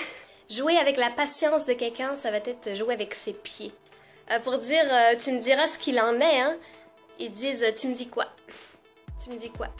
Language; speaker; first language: French; native; French